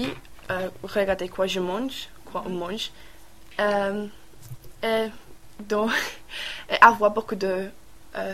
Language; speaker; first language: French; non-native, learner; English